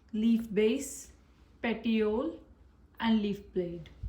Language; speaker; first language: English; non-native, local second language; Punjabi